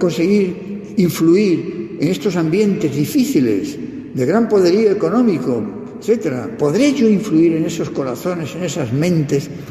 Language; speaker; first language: Spanish; native; Spanish